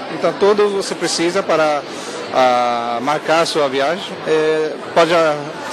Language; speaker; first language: Portuguese; non-native, fluent; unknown